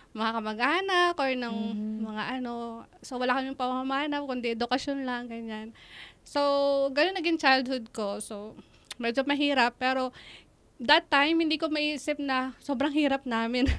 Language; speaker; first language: Filipino; native; Filipino